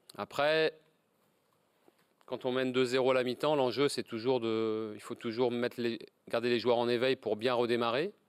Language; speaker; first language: French; native; French